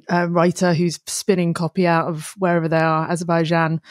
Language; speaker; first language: English; native; English